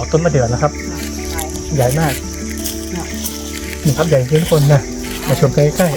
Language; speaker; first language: Thai; native; Thai